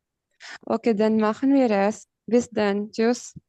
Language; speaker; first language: German; non-native, learner; Urdu